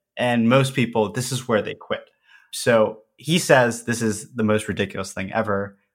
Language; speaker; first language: English; early bilingual, other home language; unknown